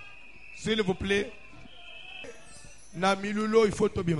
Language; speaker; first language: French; non-native, local second language; Lingala